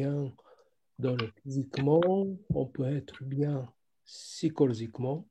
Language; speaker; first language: French; non-native, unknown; Japanese